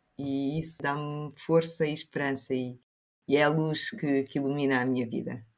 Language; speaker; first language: Portuguese; early bilingual, other home language; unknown